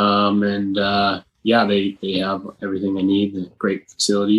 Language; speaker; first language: English; native; English